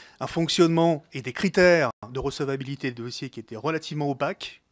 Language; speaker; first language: French; native; French